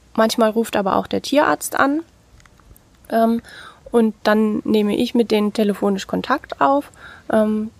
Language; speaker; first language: German; native; German